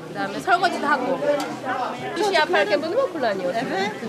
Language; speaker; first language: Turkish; non-native, fluent; Korean